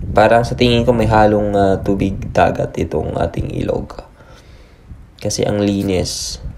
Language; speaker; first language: Filipino; native; Filipino